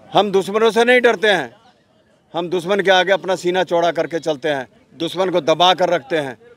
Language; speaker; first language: Hindi; native; Hindi